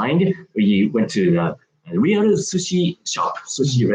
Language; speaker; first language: English; non-native, learner; Japanese